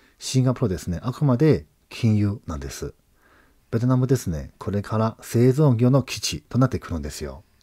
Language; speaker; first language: Japanese; non-native, fluent; Chinese